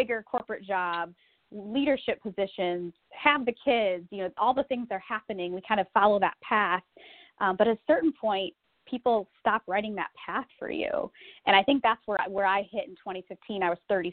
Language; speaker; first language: English; native; English